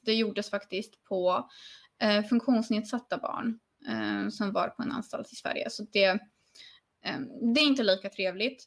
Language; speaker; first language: Swedish; non-native, fluent; Polish